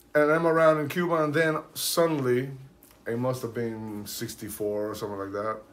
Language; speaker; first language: English; early bilingual, other home language; Spanish